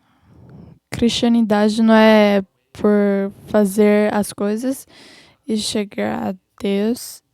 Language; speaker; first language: Portuguese; non-native, fluent; English